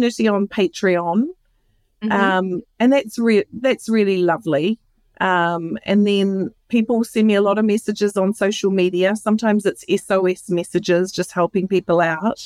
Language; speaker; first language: English; native; English